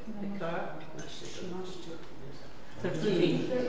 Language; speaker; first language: English; non-native, learner; Polish